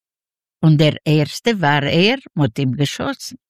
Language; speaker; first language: German; non-native, learner; Yiddish